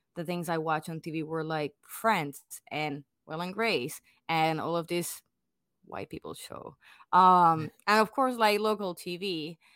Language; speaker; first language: English; non-native, fluent; Spanish